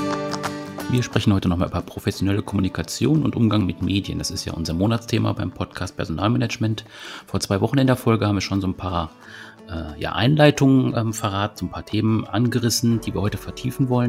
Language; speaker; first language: German; native; German